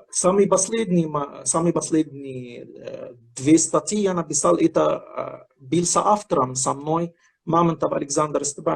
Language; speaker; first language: Russian; non-native, fluent; Arabic